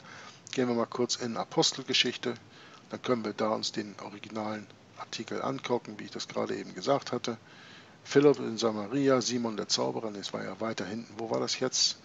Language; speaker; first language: German; native; German